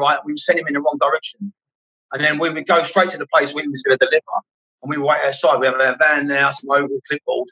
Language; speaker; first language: English; native; English